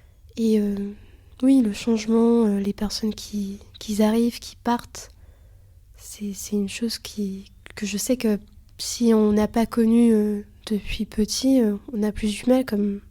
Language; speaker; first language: French; early bilingual, other home language; Lithuanian